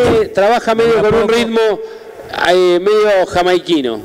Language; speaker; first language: Spanish; native; Spanish